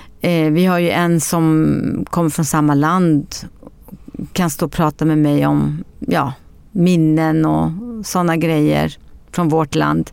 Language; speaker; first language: Swedish; early bilingual, other home language; Arabic